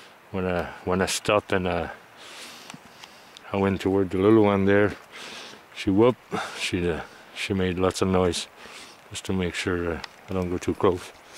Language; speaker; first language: English; non-native, fluent; French